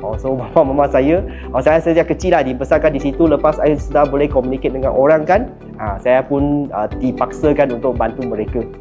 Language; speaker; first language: Malay; non-native, local second language; Chinese